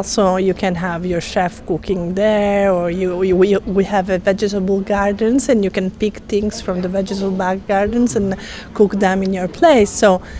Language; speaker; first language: English; non-native, fluent; Italian